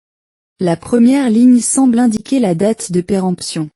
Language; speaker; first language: French; non-native, learner; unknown